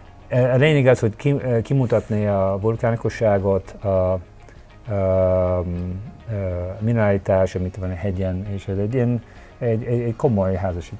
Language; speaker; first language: Hungarian; early bilingual, heritage; Hungarian